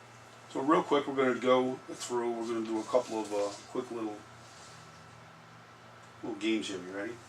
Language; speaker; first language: English; native; English